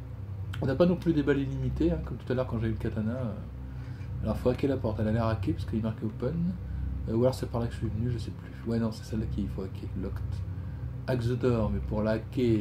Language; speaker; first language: French; native; French